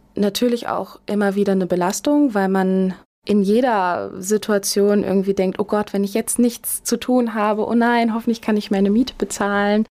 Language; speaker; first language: German; native; German